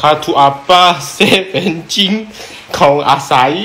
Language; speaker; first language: Portuguese; non-native, learner; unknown